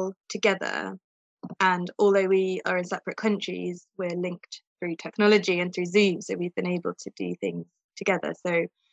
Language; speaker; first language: English; native; English